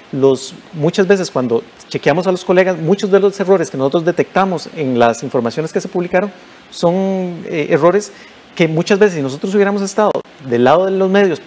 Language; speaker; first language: Spanish; native; Spanish